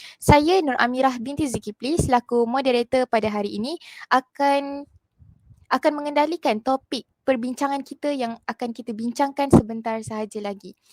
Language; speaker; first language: Malay; native; Malay